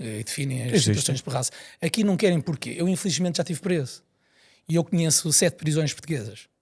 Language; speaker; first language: Portuguese; native; Portuguese